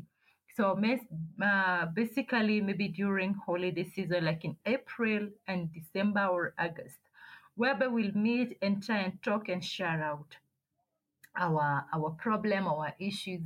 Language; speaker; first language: English; non-native, local second language; Masai